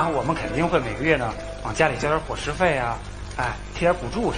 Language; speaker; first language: Chinese; native; Chinese